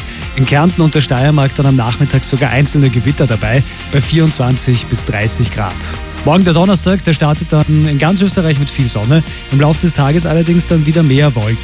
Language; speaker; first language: German; native; German